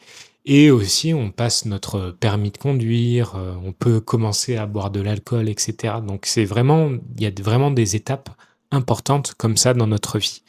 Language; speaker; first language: French; native; French